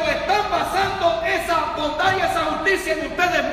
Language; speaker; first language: Spanish; native; Spanish